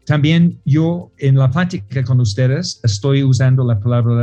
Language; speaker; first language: Spanish; non-native, fluent; English